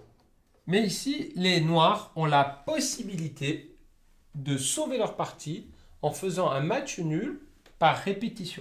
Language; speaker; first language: French; native; French